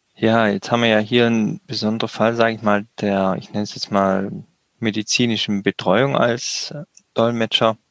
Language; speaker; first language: German; native; German